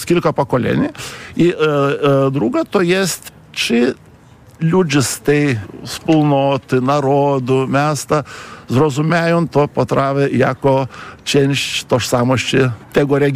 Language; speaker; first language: Polish; non-native, fluent; Lithuanian